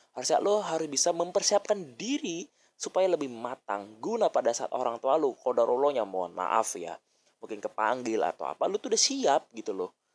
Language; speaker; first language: Indonesian; native; Indonesian